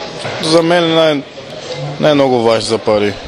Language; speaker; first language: Bulgarian; non-native, learner; Portuguese